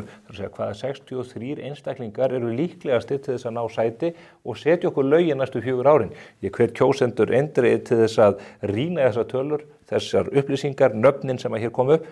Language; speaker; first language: Icelandic; native; Icelandic